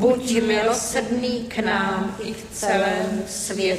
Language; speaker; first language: Czech; native; Czech